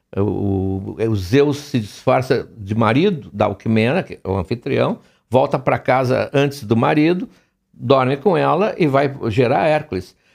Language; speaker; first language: Portuguese; native; Portuguese